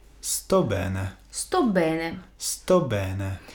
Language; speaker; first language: Italian; non-native, learner; Polish